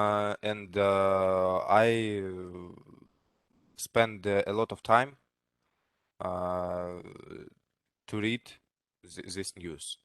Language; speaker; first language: English; non-native, learner; Russian